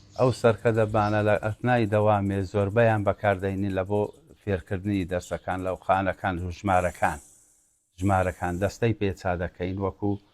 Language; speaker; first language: Central Kurdish; non-native, local second language; Assyrian Neo-Aramaic